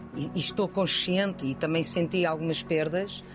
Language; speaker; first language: Portuguese; early bilingual, other home language; Spanish